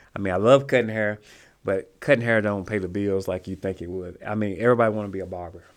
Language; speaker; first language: English; native; English